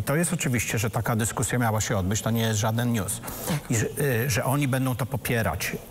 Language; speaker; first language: Polish; native; Polish